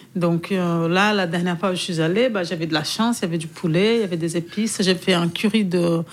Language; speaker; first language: French; non-native, fluent; Portuguese